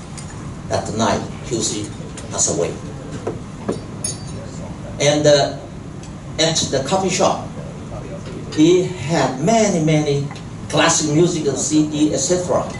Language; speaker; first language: English; non-native, local second language; Chinese